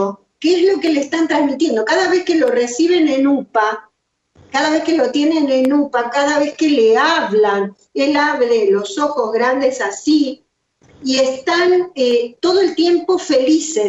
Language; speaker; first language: Spanish; native; Spanish